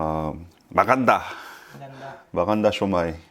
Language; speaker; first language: Filipino; non-native, learner; Korean